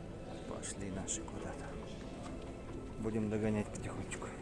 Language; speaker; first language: Russian; native; Russian